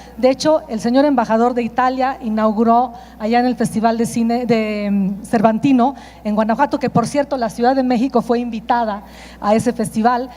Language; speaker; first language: Spanish; non-native, fluent; Italian